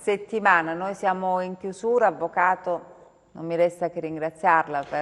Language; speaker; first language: Italian; native; Italian